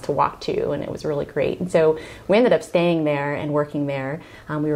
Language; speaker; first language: English; native; English